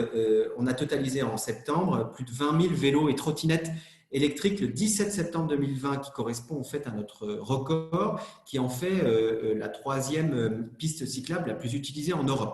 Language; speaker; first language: French; native; French